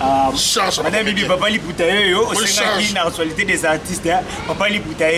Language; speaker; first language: French; non-native, local second language; Lingala